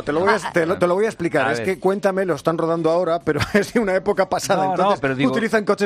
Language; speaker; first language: Spanish; native; Spanish